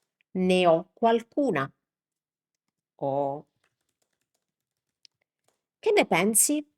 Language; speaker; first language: Italian; non-native, fluent; English